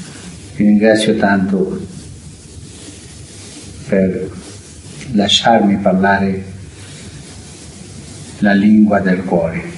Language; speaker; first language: Italian; non-native, fluent; Spanish